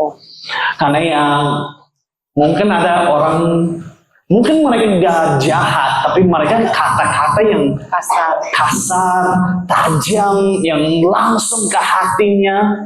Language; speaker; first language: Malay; non-native, learner; English